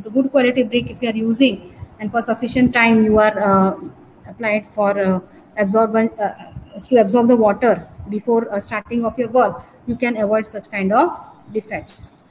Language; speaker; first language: English; non-native, local second language; Gujarati